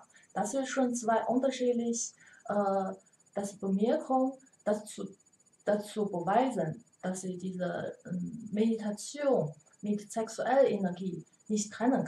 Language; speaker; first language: German; non-native, learner; Chinese